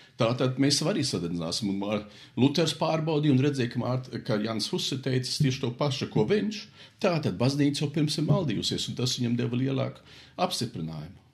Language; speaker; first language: Latvian; early bilingual, heritage; Latvian